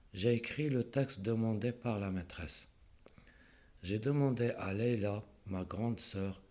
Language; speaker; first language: French; non-native, local second language; Arabic